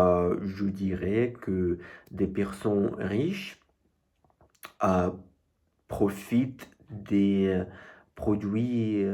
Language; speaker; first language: French; non-native, fluent; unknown